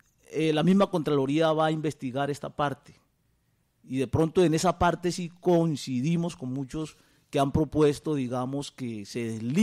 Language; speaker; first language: Spanish; native; Spanish